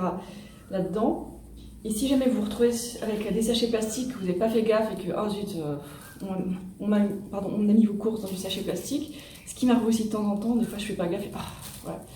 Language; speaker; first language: French; native; French